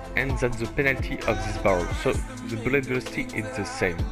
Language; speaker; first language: English; non-native, fluent; French